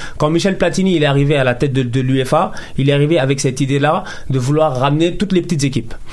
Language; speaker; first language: French; non-native, local second language; Wolof